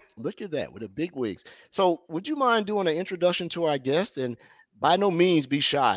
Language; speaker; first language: English; native; English